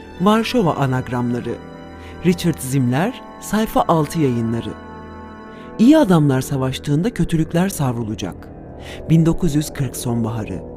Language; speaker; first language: Turkish; native; Turkish